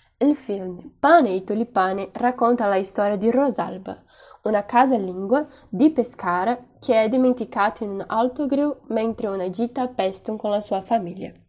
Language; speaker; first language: Italian; non-native, fluent; Portuguese